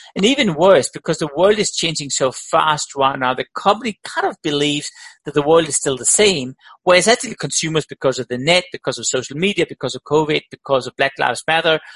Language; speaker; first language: English; non-native, fluent; Danish